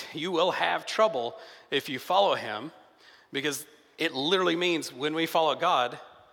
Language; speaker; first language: English; native; English